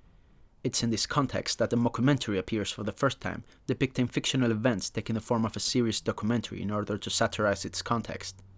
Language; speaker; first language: English; non-native, fluent; Spanish